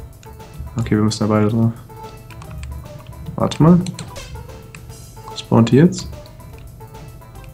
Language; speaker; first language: German; native; German